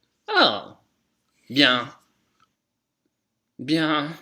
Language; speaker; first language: French; non-native, fluent; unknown